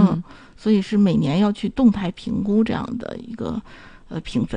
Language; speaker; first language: Chinese; native; Chinese